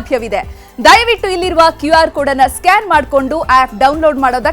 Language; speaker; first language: Kannada; native; Kannada